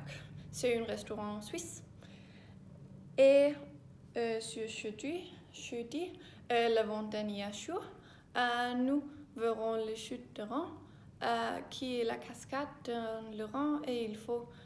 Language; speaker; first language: French; non-native, learner; Danish